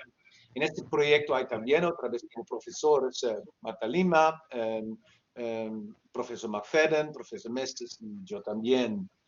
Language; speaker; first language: Spanish; non-native, learner; Dutch